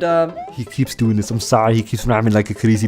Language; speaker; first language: English; native; English